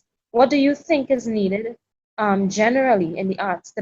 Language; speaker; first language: English; native; English